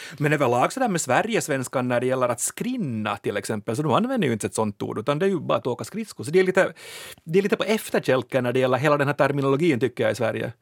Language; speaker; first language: Swedish; native; Swedish